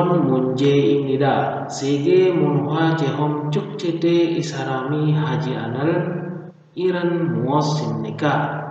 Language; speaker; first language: Korean; non-native, fluent; Indonesian